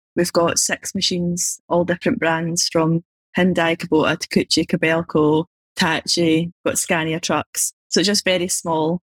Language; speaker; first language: English; native; English